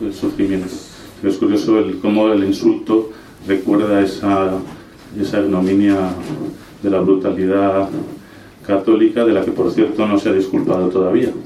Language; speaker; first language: Spanish; native; Spanish